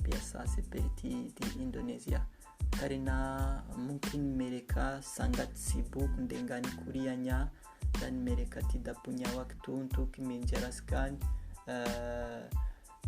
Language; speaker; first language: Indonesian; non-native, fluent; Kinyarwanda